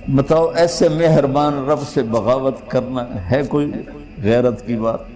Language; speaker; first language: Urdu; non-native, local second language; Punjabi